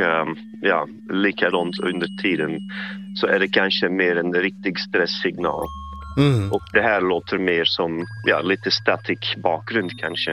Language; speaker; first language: Swedish; non-native, fluent; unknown